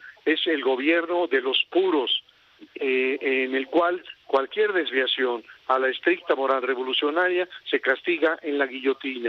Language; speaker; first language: Spanish; native; Spanish